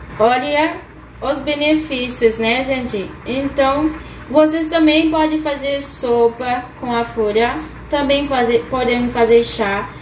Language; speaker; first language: Portuguese; non-native, fluent; Haitian Creole